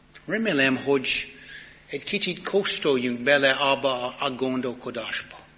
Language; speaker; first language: Hungarian; non-native, learner; English